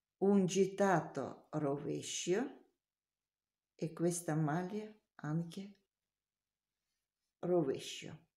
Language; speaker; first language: Italian; non-native, learner; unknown